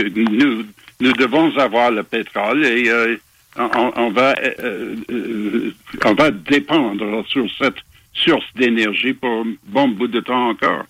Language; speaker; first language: French; non-native, fluent; English